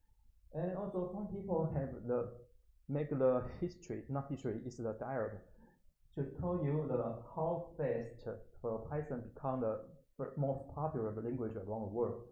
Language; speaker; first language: English; non-native, learner; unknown